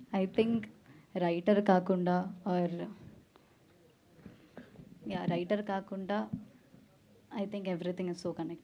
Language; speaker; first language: Telugu; non-native, learner; Malayalam